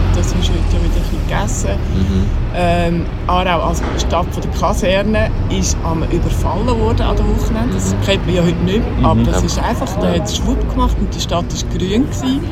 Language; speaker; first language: German; native; German